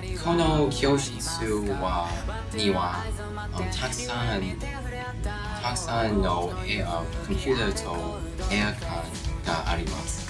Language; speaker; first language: Japanese; non-native, learner; English